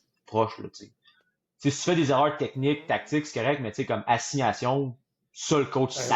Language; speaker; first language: French; native; French